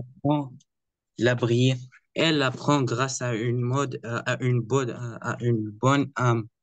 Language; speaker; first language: French; non-native, learner; Arabic